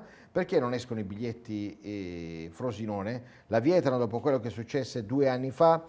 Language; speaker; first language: Italian; native; Italian